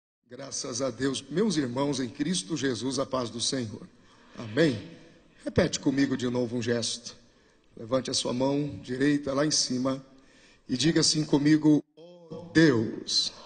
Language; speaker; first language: Portuguese; native; Portuguese